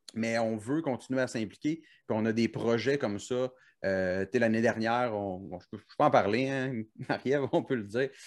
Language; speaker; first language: French; native; French